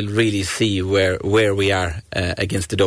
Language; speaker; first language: English; native; English